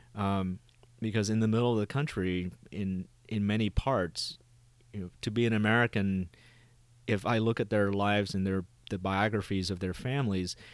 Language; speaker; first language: English; early bilingual, other home language; Vietnamese